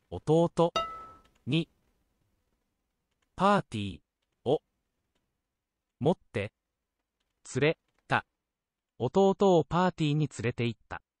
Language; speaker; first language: Japanese; non-native, learner; English